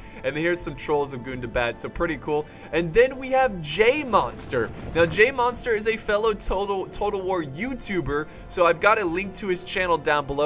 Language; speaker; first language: English; native; English